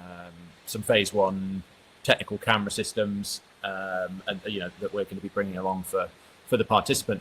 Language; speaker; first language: English; native; English